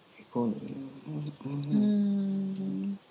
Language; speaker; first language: Korean; non-native, learner; Japanese